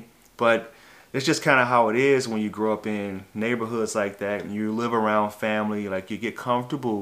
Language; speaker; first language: English; native; English